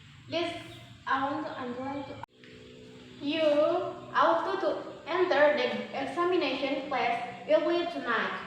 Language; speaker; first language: English; non-native, learner; Indonesian